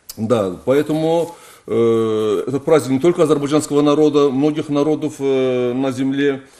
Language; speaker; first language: Russian; non-native, local second language; Azerbaijani